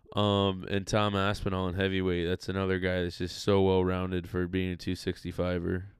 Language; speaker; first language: English; native; English